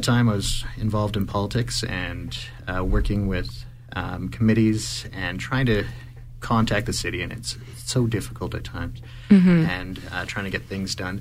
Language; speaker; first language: English; native; English